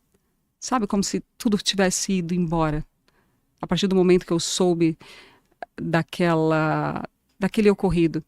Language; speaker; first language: Portuguese; native; Portuguese